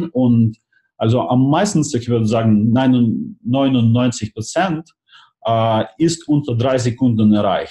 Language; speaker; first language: German; non-native, fluent; Russian